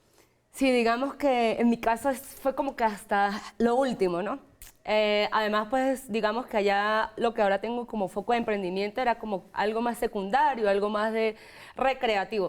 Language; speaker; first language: Spanish; native; Spanish